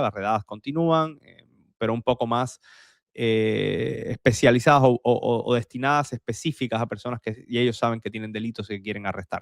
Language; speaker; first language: Spanish; native; Spanish